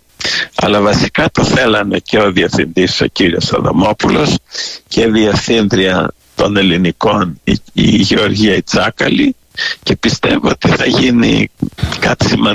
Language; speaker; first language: Greek; early bilingual, heritage; Greek